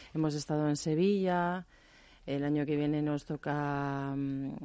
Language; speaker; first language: Spanish; non-native, fluent; German